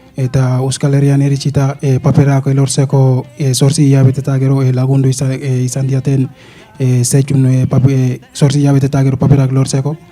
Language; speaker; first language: Basque; non-native, fluent; Chinese